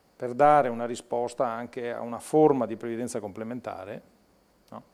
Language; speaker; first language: Italian; native; Italian